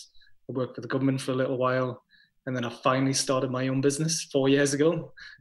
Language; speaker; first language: English; native; English